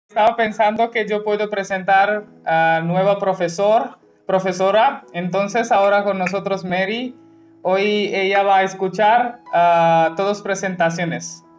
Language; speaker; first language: Spanish; non-native, fluent; Hindi